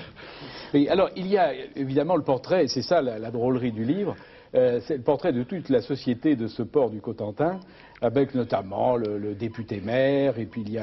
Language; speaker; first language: French; native; French